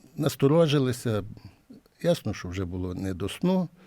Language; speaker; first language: Ukrainian; native; Ukrainian